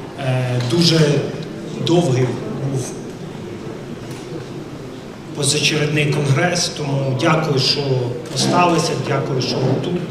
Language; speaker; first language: Ukrainian; non-native, local second language; Russian